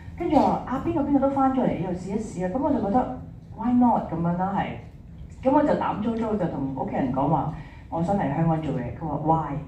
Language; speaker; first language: Cantonese; early bilingual, heritage; Cantonese